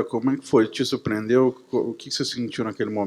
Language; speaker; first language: Portuguese; native; Portuguese